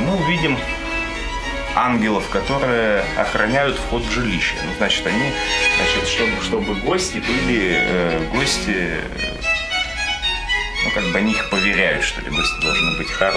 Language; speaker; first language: Russian; native; Russian